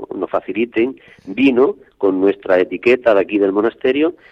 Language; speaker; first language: Spanish; native; Spanish